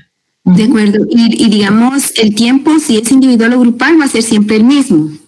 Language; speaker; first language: Spanish; native; Spanish